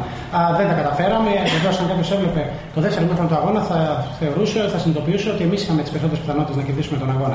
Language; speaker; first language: Greek; native; Greek